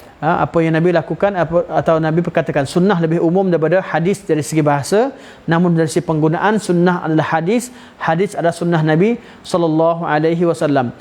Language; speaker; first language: Malay; native; Malay